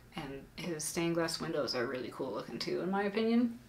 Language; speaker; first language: English; native; English